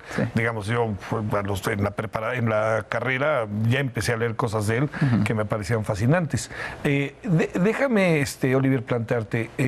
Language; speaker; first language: Spanish; native; Spanish